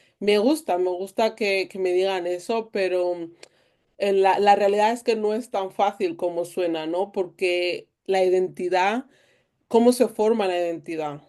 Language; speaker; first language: Spanish; native; Spanish